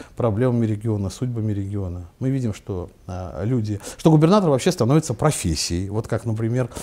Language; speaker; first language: Russian; native; Russian